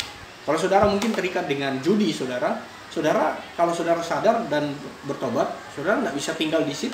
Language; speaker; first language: Indonesian; native; Indonesian